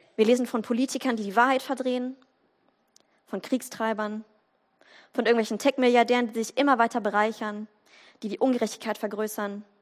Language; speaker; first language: German; native; German